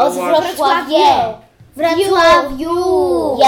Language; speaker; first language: Polish; early bilingual, heritage; Polish